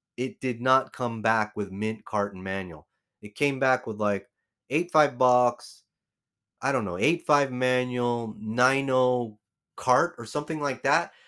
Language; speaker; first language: English; native; English